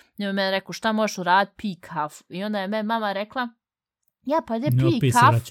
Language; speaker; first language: Bosnian; early bilingual, heritage; Bosnian